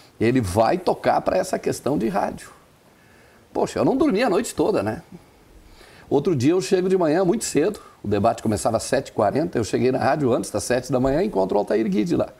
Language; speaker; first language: Portuguese; non-native, local second language; German